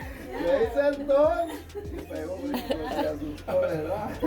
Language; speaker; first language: Spanish; native; Spanish